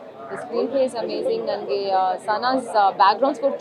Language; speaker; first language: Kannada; non-native, learner; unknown